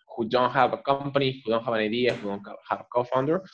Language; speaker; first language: English; non-native, fluent; Spanish